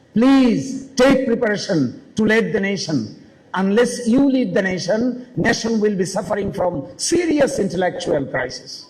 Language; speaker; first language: English; non-native, local second language; Bangla